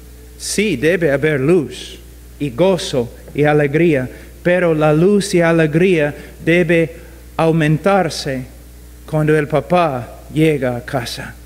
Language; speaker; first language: Spanish; non-native, fluent; English